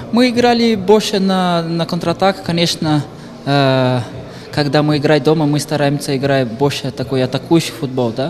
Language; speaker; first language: Russian; non-native, fluent; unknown